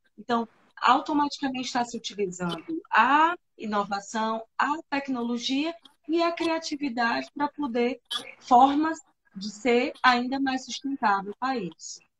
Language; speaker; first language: Portuguese; native; Portuguese